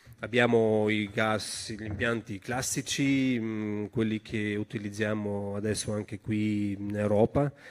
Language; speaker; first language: Italian; non-native, local second language; German